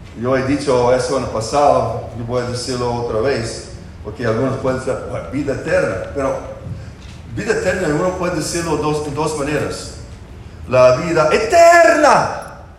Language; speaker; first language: Spanish; non-native, fluent; English